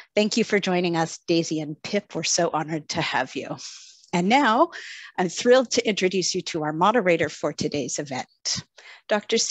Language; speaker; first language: English; native; English